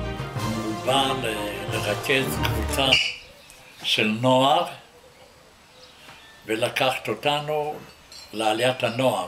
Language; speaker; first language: Hebrew; non-native, fluent; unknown